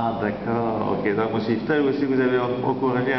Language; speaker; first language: French; non-native, fluent; Bangla